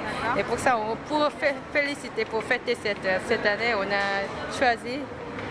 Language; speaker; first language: French; non-native, fluent; Korean